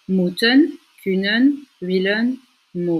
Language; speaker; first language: Dutch; non-native, fluent; French